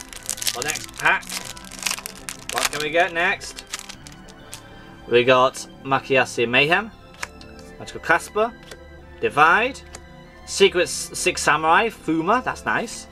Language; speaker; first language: English; native; English